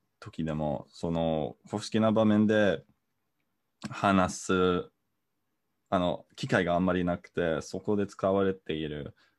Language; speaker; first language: Japanese; non-native, fluent; English